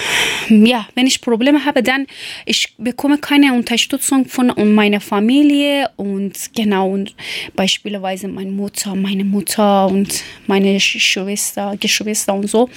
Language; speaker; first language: German; non-native, learner; Persian